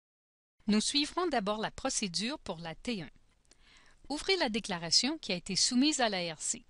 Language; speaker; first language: French; native; French